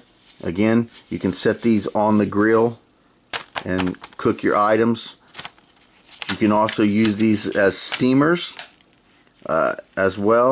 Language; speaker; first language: English; native; English